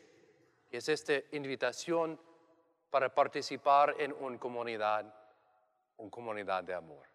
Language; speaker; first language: Spanish; non-native, learner; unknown